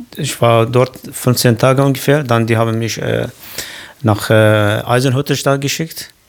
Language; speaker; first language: German; non-native, learner; Kurdish